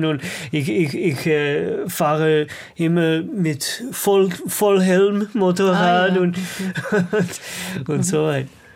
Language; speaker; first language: German; non-native, learner; English